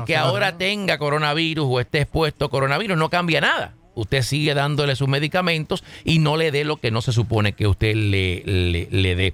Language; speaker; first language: Spanish; native; Spanish